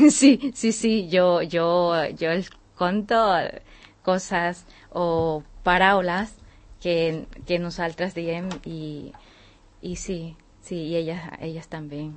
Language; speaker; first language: Catalan; non-native, learner; Spanish